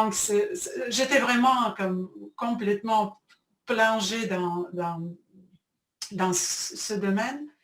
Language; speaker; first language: French; non-native, fluent; Russian